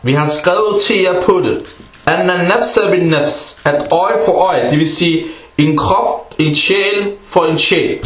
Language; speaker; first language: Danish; early bilingual, other home language; Arabic